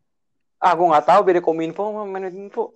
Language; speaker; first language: Indonesian; native; Indonesian